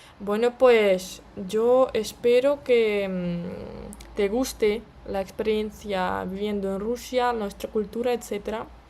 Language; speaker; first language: Spanish; non-native, fluent; Russian